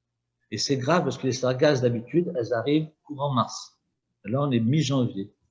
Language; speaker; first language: French; native; French